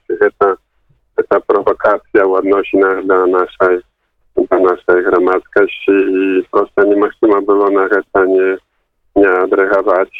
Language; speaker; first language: Polish; non-native, local second language; Belarusian